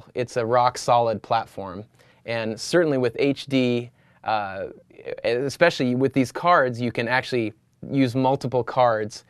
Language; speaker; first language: English; native; English